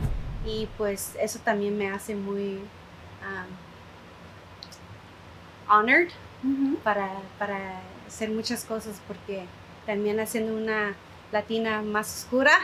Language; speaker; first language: Spanish; early bilingual, heritage; Spanish